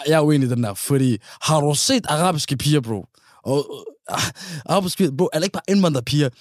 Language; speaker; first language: Danish; early bilingual, other home language; Somali